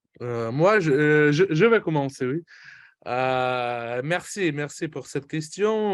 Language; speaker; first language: French; non-native, fluent; Russian